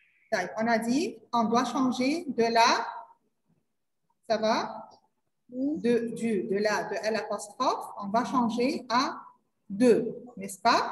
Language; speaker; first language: French; non-native, learner; Arabic